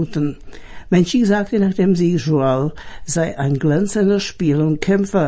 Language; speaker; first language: German; native; German